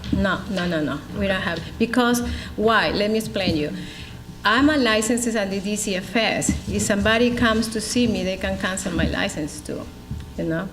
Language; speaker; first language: English; non-native, learner; Spanish